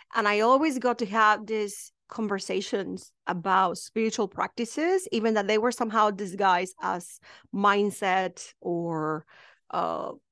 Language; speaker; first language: English; non-native, fluent; Spanish